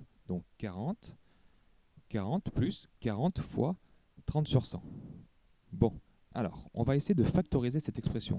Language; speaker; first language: French; native; French